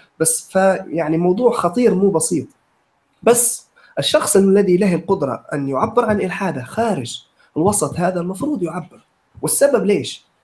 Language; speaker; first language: Arabic; native; Arabic